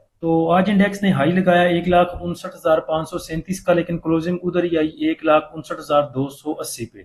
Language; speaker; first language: Hindi; native; Hindi